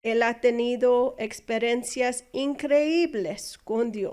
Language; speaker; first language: Spanish; non-native, fluent; English